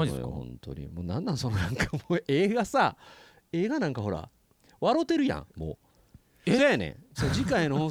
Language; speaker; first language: Japanese; native; Japanese